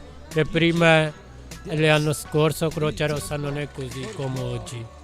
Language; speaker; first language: Italian; non-native, learner; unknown